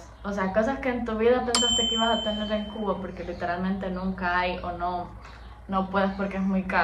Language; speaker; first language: Spanish; native; Spanish